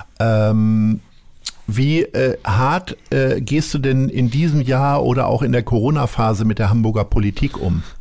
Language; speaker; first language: German; native; German